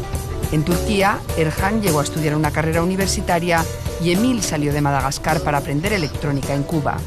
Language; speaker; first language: Spanish; native; Spanish